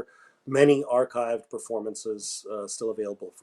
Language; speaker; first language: English; native; English